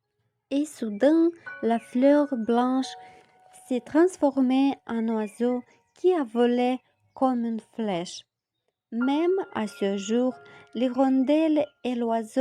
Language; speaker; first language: French; non-native, fluent; Romanian